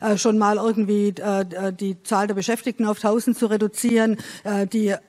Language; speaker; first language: German; native; German